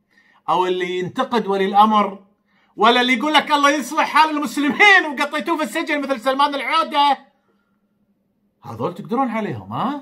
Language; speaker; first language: Arabic; native; Arabic